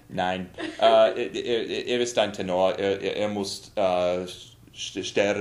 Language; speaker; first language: German; non-native, learner; English